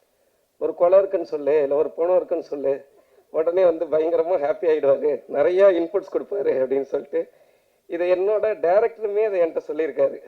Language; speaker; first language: Tamil; native; Tamil